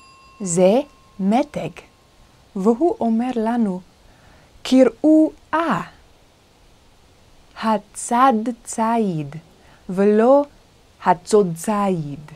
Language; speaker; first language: Hebrew; non-native, fluent; Korean